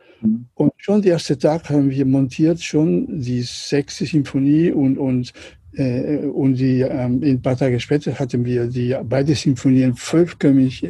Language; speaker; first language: German; non-native, learner; Catalan